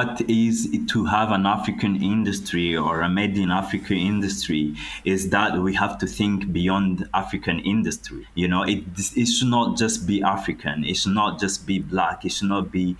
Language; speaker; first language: English; non-native, local second language; Kinyarwanda